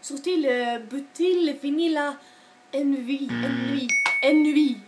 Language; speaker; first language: French; non-native, learner; Swedish